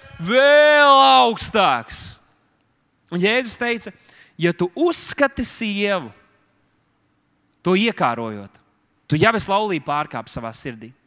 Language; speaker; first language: Latvian; native; Latvian